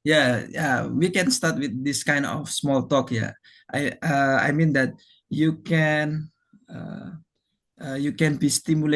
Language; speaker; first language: English; non-native, fluent; Indonesian